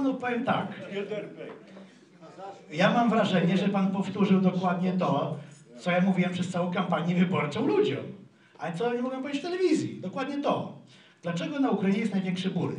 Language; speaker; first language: Polish; native; Polish